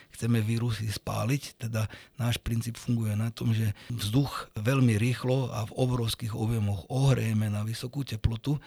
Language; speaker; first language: Slovak; native; Slovak